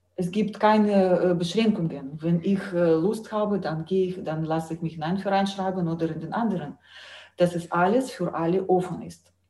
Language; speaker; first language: German; non-native, fluent; Russian